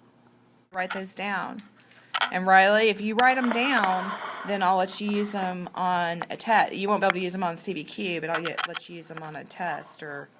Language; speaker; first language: English; native; English